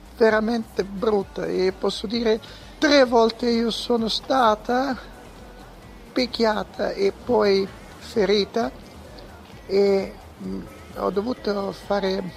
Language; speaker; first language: Italian; non-native, learner; Russian